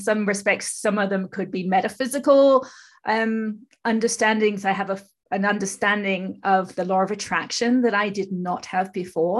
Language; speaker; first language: English; native; English